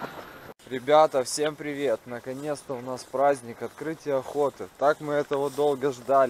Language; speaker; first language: Russian; native; Russian